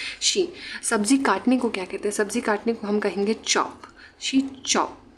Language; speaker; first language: Hindi; non-native, local second language; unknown